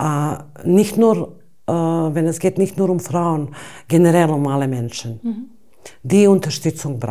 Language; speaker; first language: German; non-native, fluent; Bosnian